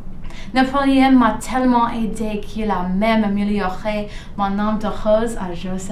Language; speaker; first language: French; non-native, learner; English